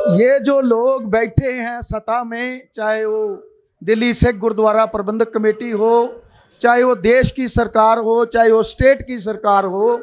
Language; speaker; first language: Hindi; non-native, local second language; Punjabi